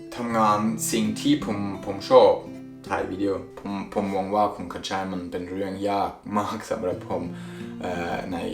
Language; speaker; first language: Thai; non-native, fluent; Swiss German